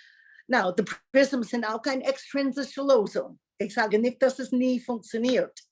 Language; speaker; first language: German; non-native, learner; English